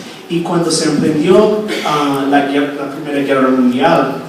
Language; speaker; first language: Spanish; non-native, fluent; English